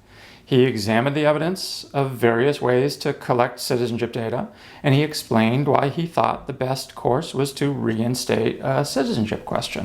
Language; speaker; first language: English; native; English